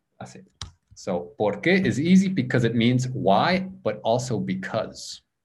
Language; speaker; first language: Spanish; native; Spanish